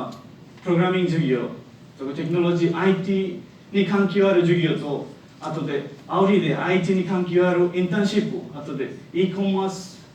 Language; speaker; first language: Japanese; non-native, learner; Bangla